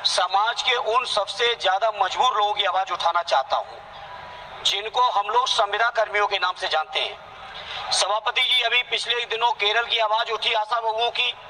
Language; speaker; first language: Hindi; native; Hindi